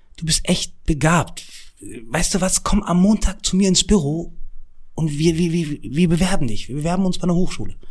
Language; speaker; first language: German; early bilingual, other home language; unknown